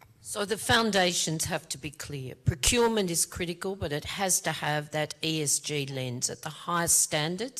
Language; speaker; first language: English; native; English